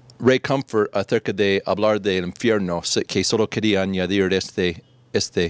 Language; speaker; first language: Spanish; non-native, fluent; English